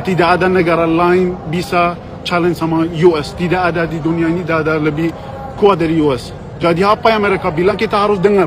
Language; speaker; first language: Indonesian; non-native, learner; Persian